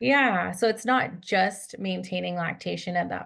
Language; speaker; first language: English; native; English